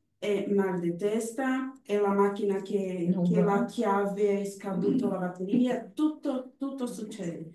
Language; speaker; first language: Italian; non-native, learner; Portuguese